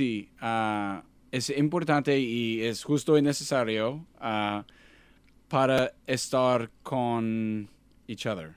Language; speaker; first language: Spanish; non-native, learner; English